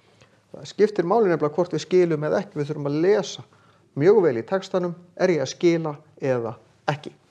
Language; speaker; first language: Icelandic; native; Icelandic